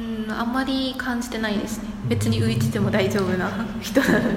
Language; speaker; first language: Japanese; non-native, fluent; Chinese